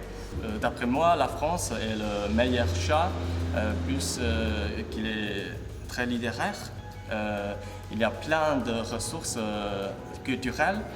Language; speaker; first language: French; non-native, fluent; Chinese